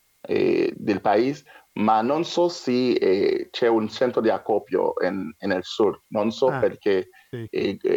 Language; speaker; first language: Italian; non-native, learner; French